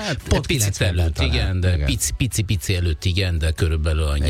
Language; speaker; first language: Hungarian; non-native, fluent; Italian